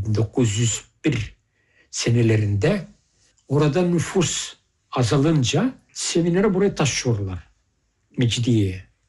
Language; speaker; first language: Turkish; early bilingual, heritage; Turkish